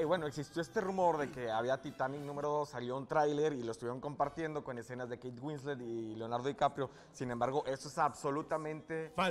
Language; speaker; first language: Spanish; native; Spanish